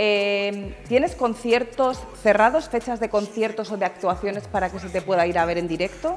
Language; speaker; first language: Spanish; native; Spanish